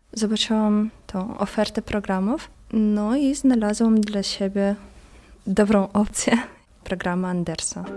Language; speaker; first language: Polish; non-native, fluent; Russian